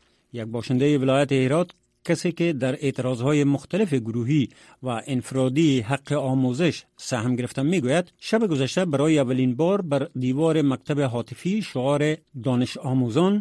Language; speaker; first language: Persian; native; Persian